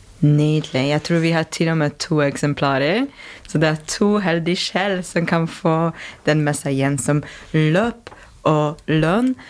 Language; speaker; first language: Norwegian; non-native, fluent; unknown